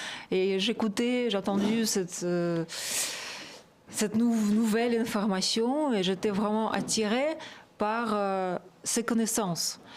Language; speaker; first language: French; non-native, fluent; Russian